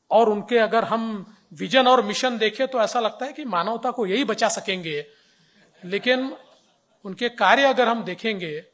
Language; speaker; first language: Hindi; non-native, local second language; Marathi